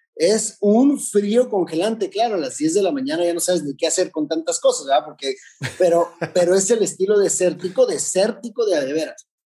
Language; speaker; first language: Spanish; native; Spanish